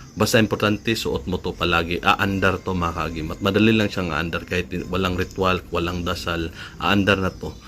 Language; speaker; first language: Filipino; non-native, local second language; Cebuano